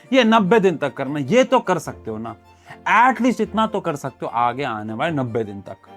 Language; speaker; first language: Hindi; native; Hindi